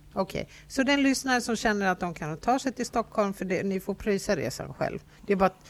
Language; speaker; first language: Swedish; native; Swedish